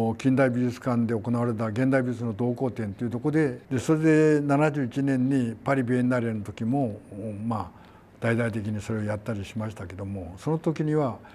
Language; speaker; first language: Japanese; non-native, fluent; Korean